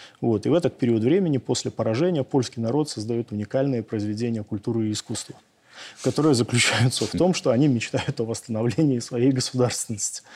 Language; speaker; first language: Russian; native; Russian